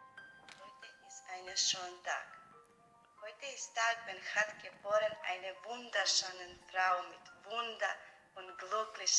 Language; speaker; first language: German; non-native, learner; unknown